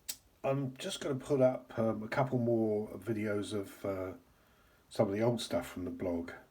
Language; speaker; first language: English; native; English